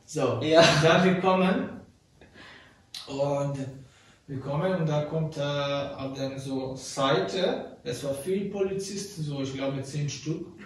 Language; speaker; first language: German; non-native, learner; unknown